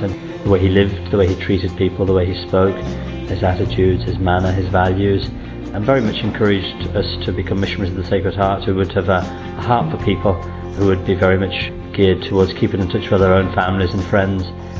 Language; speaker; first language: English; native; English